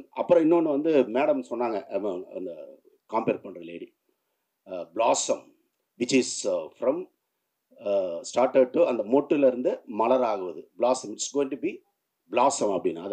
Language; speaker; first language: Tamil; native; Tamil